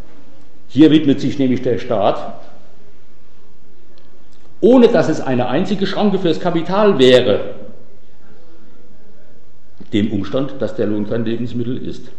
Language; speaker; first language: German; native; German